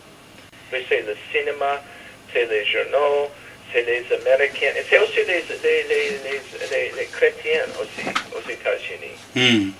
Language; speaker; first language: French; non-native, fluent; English